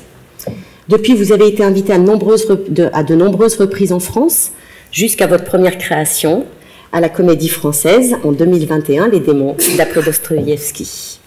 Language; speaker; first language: French; native; French